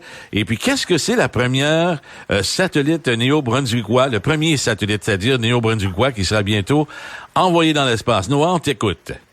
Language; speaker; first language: French; native; French